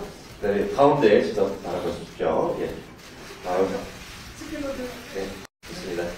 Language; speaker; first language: Korean; native; Korean